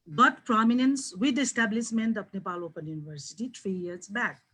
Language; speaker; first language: English; non-native, local second language; Nepali